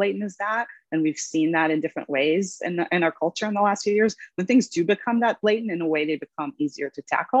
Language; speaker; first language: English; non-native, fluent; Hebrew